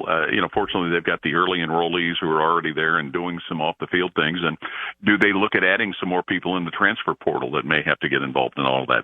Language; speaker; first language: English; native; English